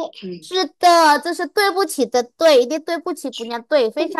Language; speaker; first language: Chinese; non-native, fluent; Indonesian